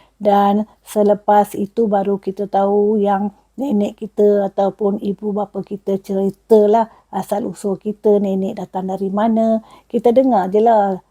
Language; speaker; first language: Malay; non-native, local second language; Tamil